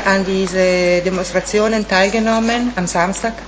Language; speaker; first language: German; non-native, fluent; Italian